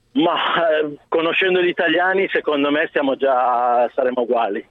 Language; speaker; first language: Italian; early bilingual, other home language; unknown